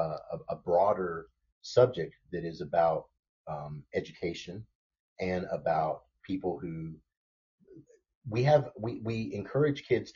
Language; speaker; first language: English; native; English